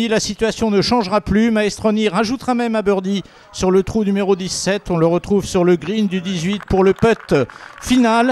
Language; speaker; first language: French; native; French